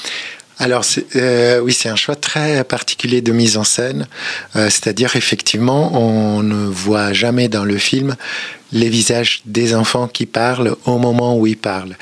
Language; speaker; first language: French; native; French